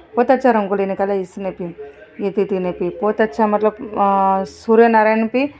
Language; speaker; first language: Hindi; non-native, local second language; Marathi